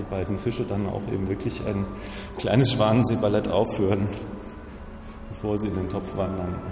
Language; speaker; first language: German; native; German